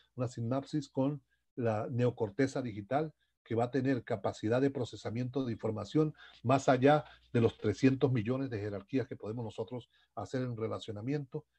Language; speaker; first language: Spanish; native; Spanish